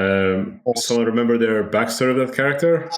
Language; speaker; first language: English; non-native, fluent; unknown